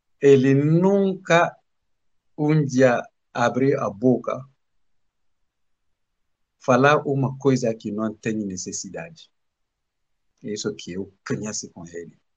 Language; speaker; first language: Portuguese; non-native, learner; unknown